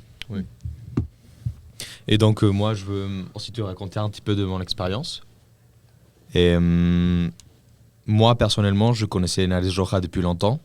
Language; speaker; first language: French; non-native, fluent; Spanish